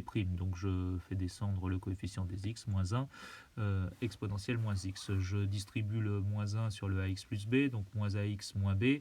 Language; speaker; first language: French; native; French